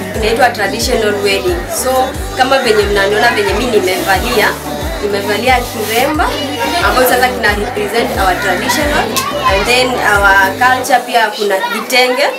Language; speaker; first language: Swahili; non-native, local second language; Giryama